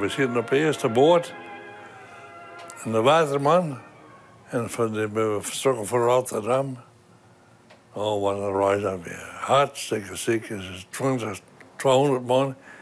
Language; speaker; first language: Dutch; non-native, local second language; Western Frisian